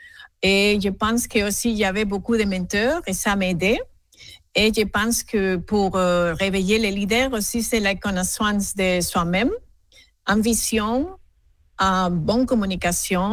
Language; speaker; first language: French; non-native, fluent; Spanish